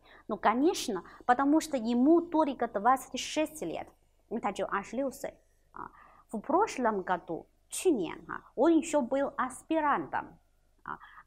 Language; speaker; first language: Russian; non-native, fluent; Chinese